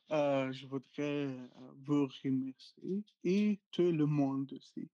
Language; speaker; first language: French; non-native, learner; Arabic